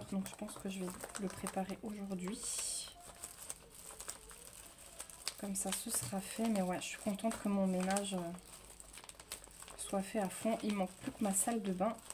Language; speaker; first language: French; native; French